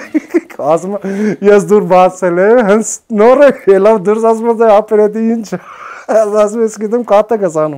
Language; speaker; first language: Armenian; non-native, learner; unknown